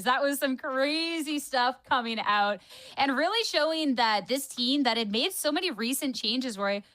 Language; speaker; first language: English; native; English